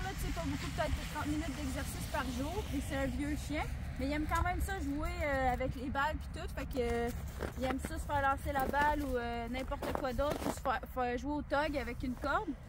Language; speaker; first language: French; native; French